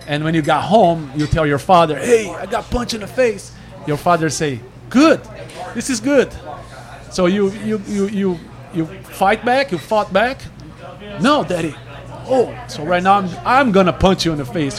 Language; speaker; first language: English; non-native, fluent; Portuguese